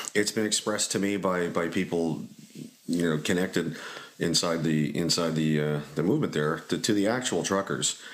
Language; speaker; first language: English; native; English